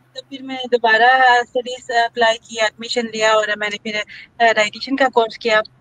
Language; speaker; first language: Urdu; native; Urdu